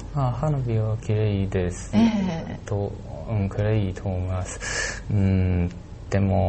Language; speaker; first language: Japanese; non-native, learner; Chinese